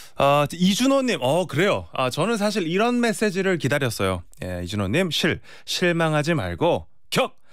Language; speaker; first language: Korean; native; Korean